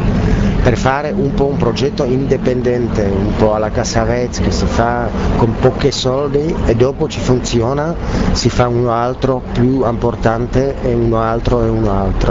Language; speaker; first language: Italian; non-native, learner; Czech